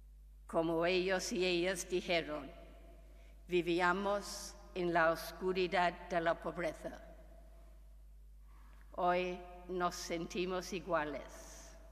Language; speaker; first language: Spanish; non-native, fluent; English